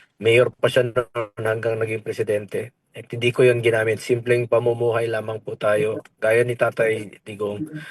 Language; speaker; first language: Filipino; non-native, local second language; Cebuano